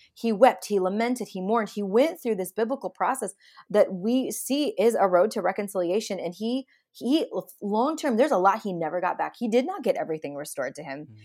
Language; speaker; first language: English; early bilingual, other home language; Hindi